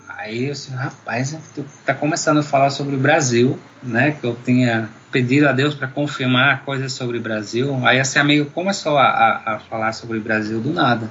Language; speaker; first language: Portuguese; non-native, fluent; Dutch